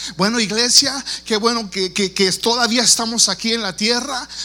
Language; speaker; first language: Spanish; early bilingual, heritage; Spanish